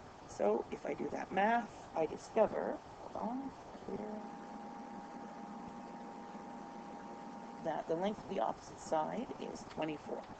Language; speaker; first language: English; native; English